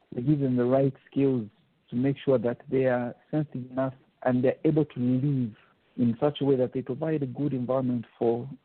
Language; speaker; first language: English; non-native, local second language; Bemba